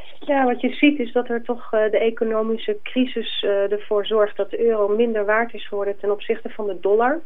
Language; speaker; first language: Dutch; native; Dutch